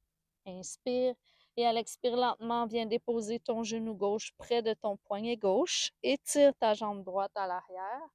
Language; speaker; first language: French; native; French